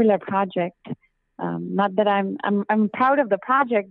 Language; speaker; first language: English; non-native, local second language; Hindi